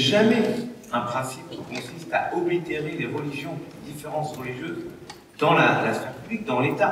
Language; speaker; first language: French; native; French